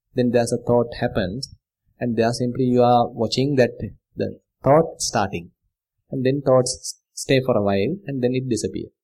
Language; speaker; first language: English; non-native, local second language; Sinhala